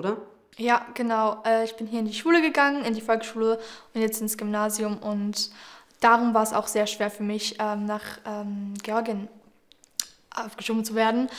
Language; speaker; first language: German; early bilingual, other home language; Georgian